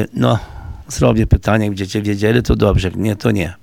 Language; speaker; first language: Polish; early bilingual, heritage; Portuguese